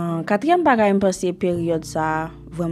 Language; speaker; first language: French; non-native, local second language; Haitian Creole